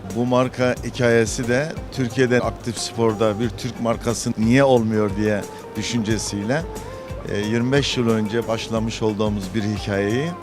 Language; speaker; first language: Turkish; native; Turkish